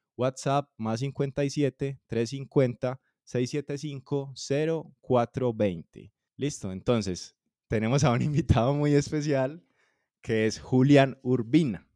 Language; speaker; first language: Spanish; native; Spanish